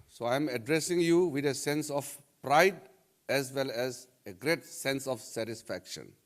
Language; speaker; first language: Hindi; non-native, local second language; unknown